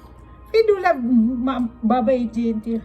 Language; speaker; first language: Arabic; non-native, learner; Filipino